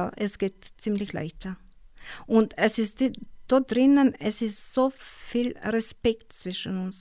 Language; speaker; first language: German; non-native, learner; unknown